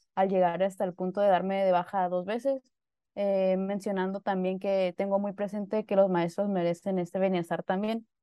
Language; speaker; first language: Spanish; native; Spanish